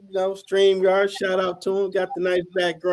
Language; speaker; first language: English; native; English